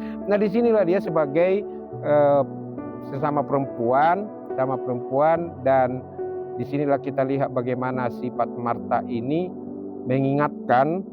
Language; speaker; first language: Indonesian; native; Indonesian